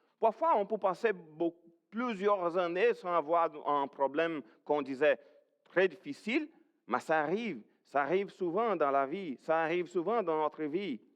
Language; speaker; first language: French; non-native, fluent; Portuguese